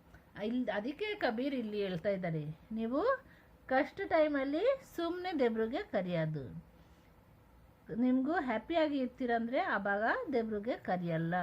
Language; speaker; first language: Kannada; non-native, local second language; Hindi